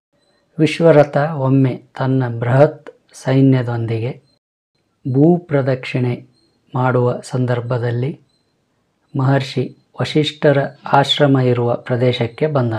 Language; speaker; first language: Kannada; native; Kannada